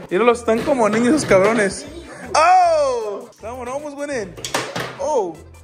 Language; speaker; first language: Spanish; early bilingual, heritage; Spanish